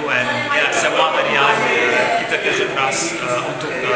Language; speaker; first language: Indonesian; non-native, learner; Bosnian